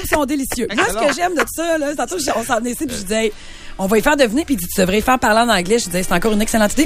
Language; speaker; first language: French; native; French